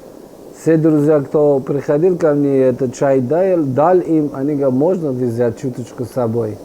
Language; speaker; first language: Russian; non-native, fluent; Persian